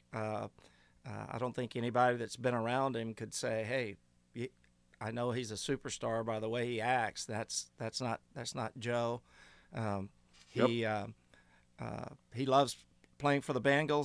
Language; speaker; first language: English; native; English